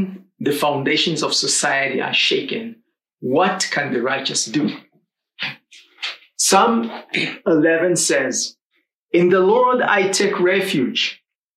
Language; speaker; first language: English; non-native, local second language; Swahili